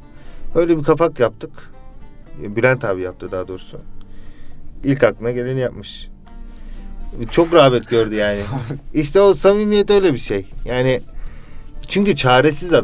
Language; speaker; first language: Turkish; native; Turkish